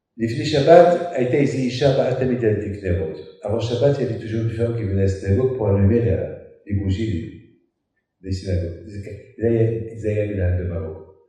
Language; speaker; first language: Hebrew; non-native, fluent; Arabic